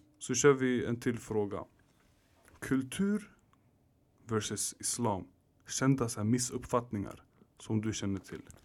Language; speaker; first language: Swedish; early bilingual, other home language; Arabic